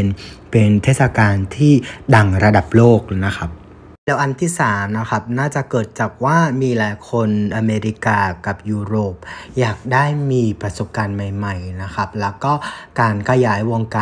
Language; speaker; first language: Thai; non-native, fluent; Vietnamese